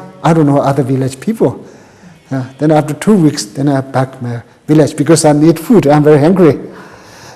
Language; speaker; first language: English; non-native, local second language; Tibetan